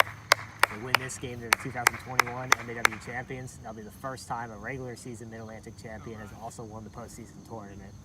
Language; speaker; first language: English; native; English